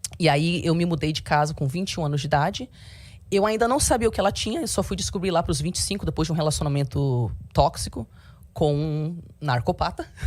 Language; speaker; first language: Portuguese; early bilingual, heritage; Portuguese